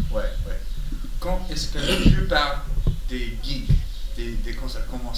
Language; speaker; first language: French; non-native, learner; English